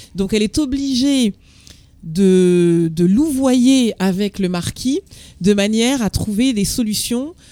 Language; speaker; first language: French; native; French